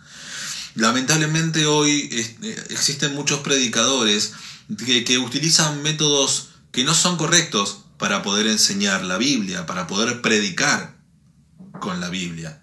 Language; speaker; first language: Spanish; native; Spanish